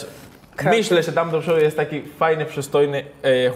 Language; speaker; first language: Polish; non-native, learner; Spanish